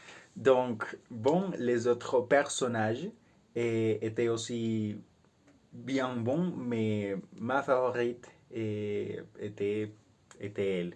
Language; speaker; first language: French; non-native, learner; Spanish